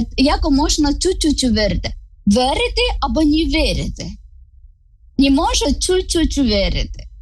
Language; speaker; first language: Ukrainian; non-native, fluent; Malayalam